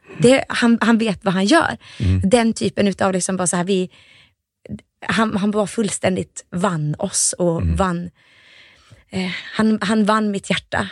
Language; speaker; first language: Swedish; early bilingual, other home language; Finnish